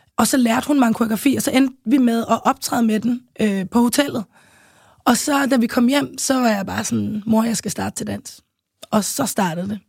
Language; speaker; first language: Danish; native; Danish